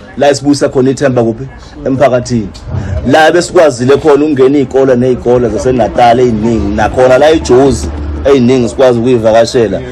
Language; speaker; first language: Zulu; native; Zulu